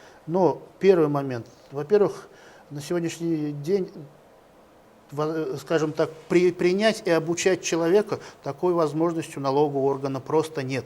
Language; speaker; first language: Russian; native; Russian